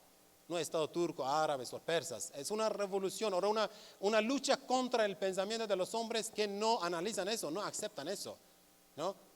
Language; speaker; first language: Spanish; non-native, learner; Kurdish